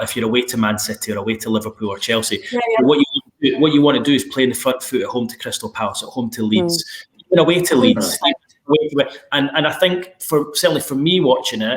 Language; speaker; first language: English; native; English